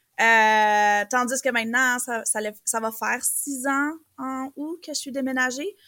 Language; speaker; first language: French; native; French